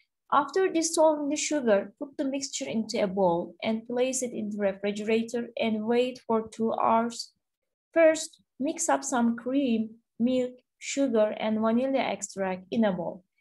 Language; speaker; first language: English; non-native, fluent; Turkish